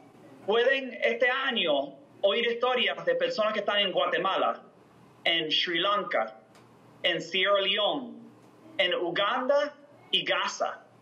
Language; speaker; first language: Spanish; non-native, fluent; English